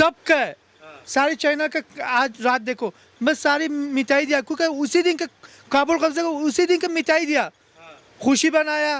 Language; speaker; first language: Hindi; non-native, learner; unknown